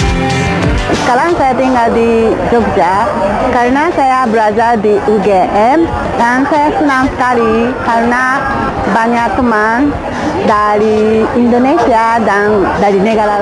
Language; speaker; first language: Indonesian; non-native, learner; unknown